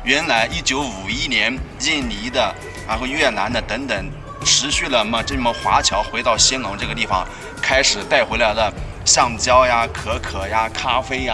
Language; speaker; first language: Chinese; native; Chinese